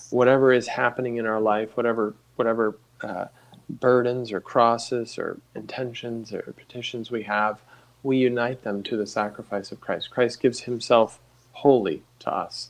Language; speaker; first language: English; native; English